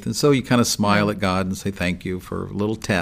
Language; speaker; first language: English; native; English